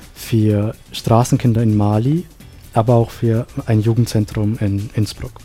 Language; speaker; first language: German; non-native, fluent; Sinhala